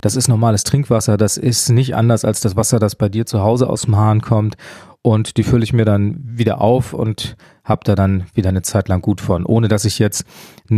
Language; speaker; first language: German; native; German